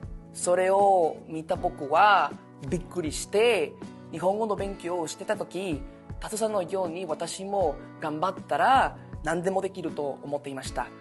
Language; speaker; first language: Japanese; non-native, learner; Spanish